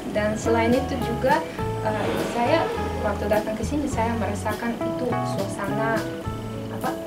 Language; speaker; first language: Indonesian; non-native, fluent; Russian